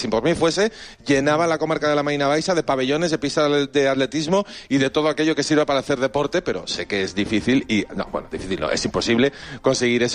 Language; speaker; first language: Spanish; native; Spanish